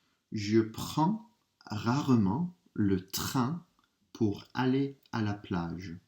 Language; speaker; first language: French; non-native, fluent; English